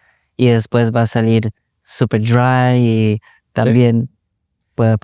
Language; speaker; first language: Spanish; early bilingual, other home language; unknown